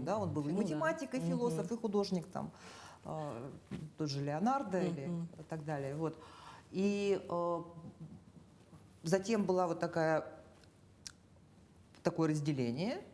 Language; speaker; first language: Russian; native; Russian